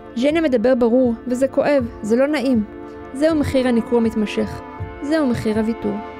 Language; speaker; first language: Hebrew; early bilingual, other home language; Russian